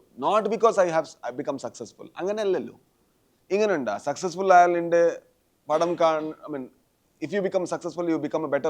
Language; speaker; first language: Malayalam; non-native, learner; Tulu